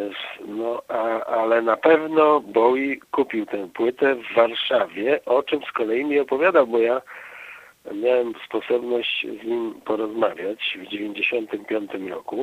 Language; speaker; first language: Polish; native; Polish